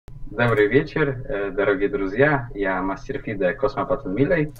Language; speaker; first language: Russian; non-native, fluent; Polish